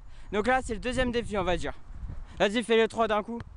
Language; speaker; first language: French; native; French